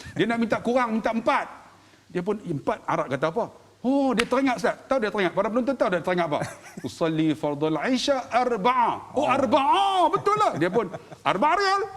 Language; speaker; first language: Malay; native; Malay